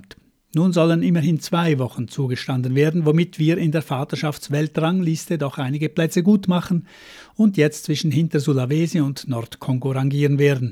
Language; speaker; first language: German; native; German